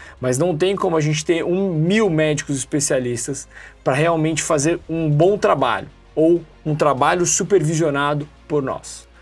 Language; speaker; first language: Portuguese; native; Portuguese